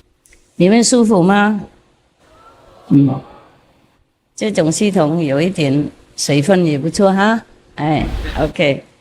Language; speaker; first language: Chinese; non-native, fluent; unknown